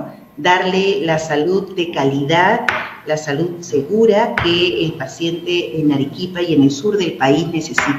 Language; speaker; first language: Spanish; native; Spanish